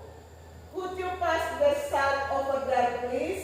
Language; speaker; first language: English; non-native, learner; Indonesian